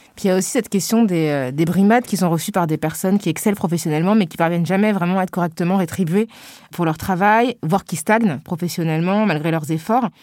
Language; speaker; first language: French; early bilingual, other home language; Wolof